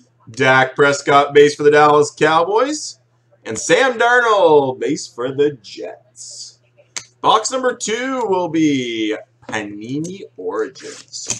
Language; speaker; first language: English; native; English